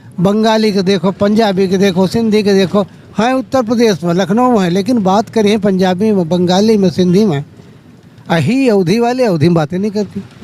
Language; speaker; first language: Hindi; native; Hindi